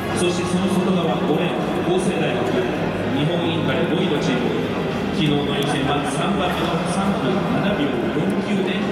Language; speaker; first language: Japanese; native; Japanese